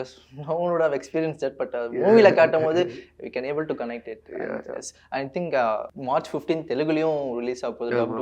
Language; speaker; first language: Tamil; native; Tamil